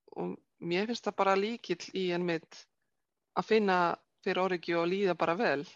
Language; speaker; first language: Icelandic; non-native, fluent; Polish